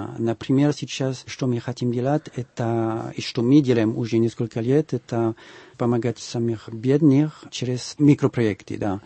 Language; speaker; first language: Russian; non-native, fluent; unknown